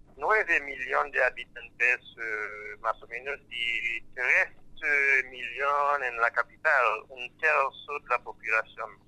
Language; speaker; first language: Spanish; non-native, fluent; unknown